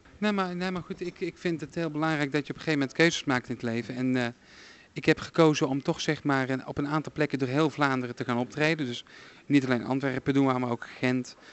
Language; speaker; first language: Dutch; native; Dutch